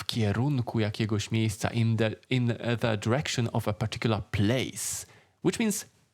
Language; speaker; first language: Polish; native; Polish